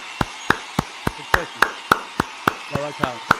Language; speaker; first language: English; non-native, learner; Chinese